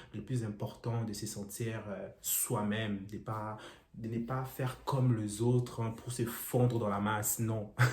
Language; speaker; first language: French; non-native, local second language; Lingala